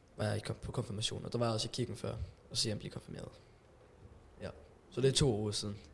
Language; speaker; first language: Danish; non-native, local second language; German